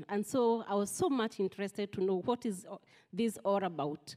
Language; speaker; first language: English; non-native, local second language; Kikuyu